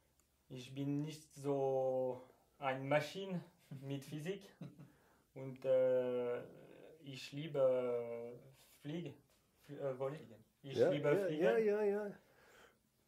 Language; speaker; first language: German; non-native, learner; French